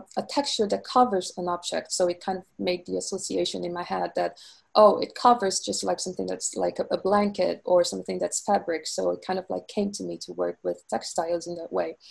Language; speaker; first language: English; non-native, fluent; Portuguese